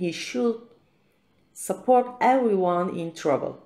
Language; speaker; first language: English; non-native, fluent; Turkish